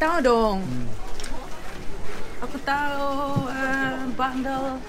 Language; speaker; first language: Indonesian; early bilingual, heritage; German